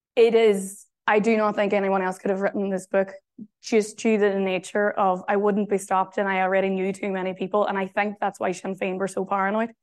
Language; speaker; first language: English; native; English